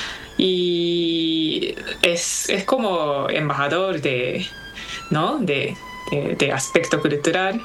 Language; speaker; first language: Spanish; non-native, fluent; Japanese